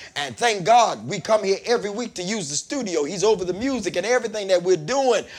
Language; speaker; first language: English; native; English